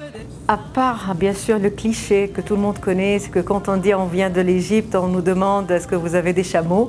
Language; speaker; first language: French; non-native, fluent; Arabic